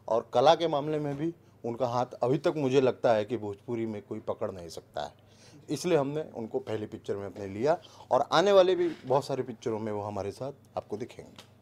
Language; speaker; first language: Hindi; native; Hindi